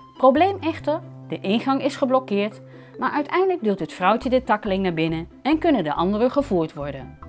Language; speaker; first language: Dutch; native; Dutch